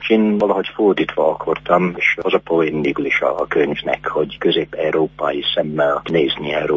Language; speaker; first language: Hungarian; non-native, fluent; English